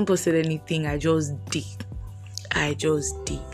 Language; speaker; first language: English; non-native, local second language; Yoruba